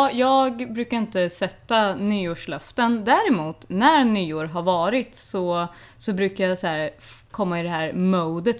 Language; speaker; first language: Swedish; native; Swedish